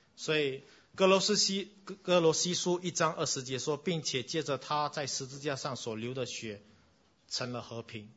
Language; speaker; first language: Chinese; non-native, fluent; English